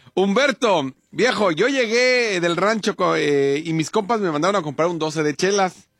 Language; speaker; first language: Spanish; native; Spanish